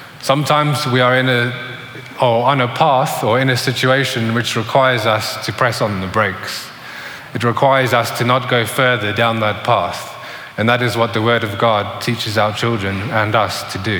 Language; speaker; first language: English; native; English